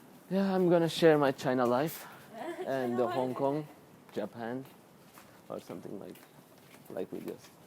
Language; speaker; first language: English; non-native, learner; Turkish